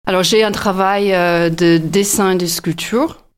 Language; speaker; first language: French; non-native, fluent; English